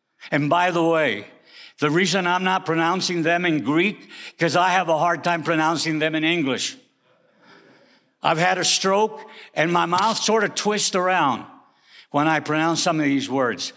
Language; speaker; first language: English; early bilingual, other home language; Spanish